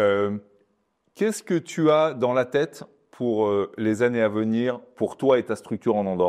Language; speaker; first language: French; native; French